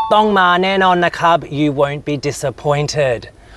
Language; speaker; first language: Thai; non-native, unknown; English